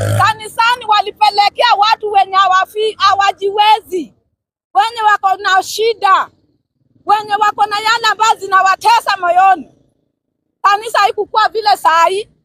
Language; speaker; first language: Swahili; non-native, local second language; Luo (Kenya and Tanzania)